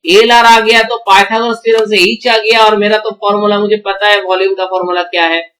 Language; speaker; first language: Hindi; non-native, local second language; Bangla